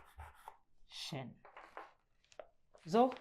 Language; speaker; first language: German; non-native, fluent; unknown